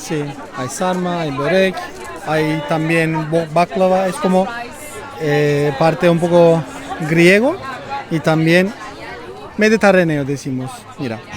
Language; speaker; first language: Spanish; non-native, fluent; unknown